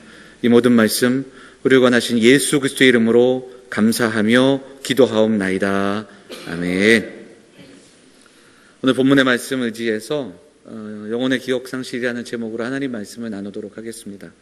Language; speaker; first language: Korean; native; Korean